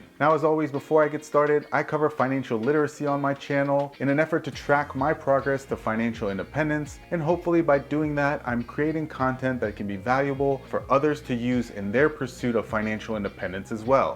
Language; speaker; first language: English; native; English